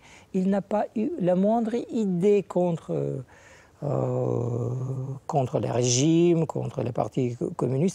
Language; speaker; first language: French; non-native, fluent; Russian